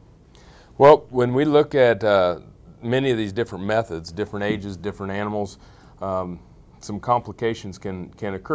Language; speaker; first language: English; native; English